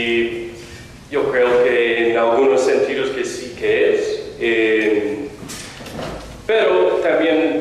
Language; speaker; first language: Spanish; non-native, fluent; English